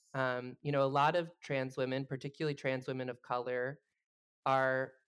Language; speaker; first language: English; native; English